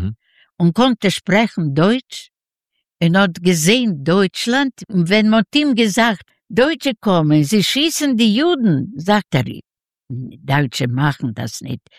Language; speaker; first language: German; non-native, learner; Yiddish